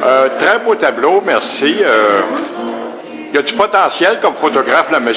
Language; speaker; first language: French; native; French